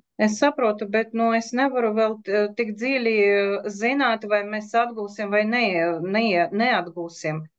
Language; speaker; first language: Latvian; non-native, local second language; Russian